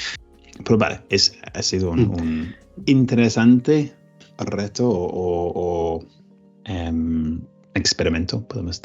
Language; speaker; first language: Spanish; non-native, learner; English